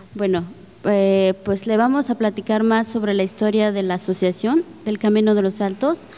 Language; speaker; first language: Spanish; native; Spanish